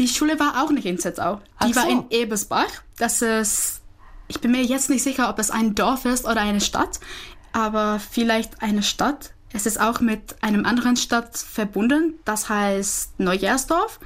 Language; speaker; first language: German; non-native, fluent; Czech